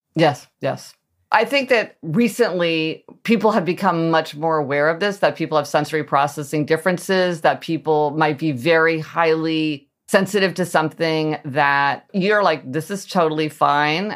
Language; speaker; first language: English; native; English